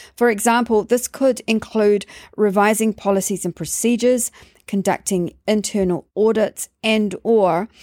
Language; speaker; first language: English; native; English